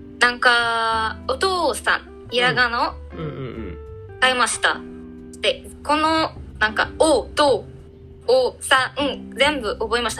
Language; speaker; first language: Japanese; non-native, learner; Arabic